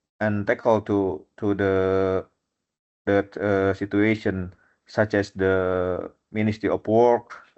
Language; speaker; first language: English; non-native, fluent; Indonesian